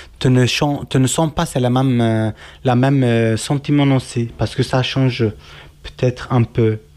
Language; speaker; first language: French; non-native, learner; Kurdish